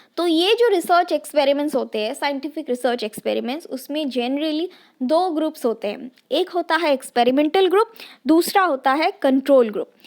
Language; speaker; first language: Hindi; non-native, local second language; Assamese